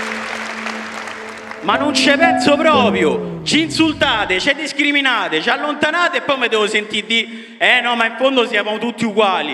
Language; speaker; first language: Italian; early bilingual, other home language; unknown